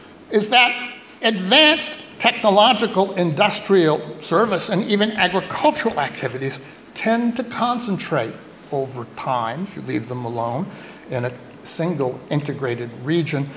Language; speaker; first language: English; native; English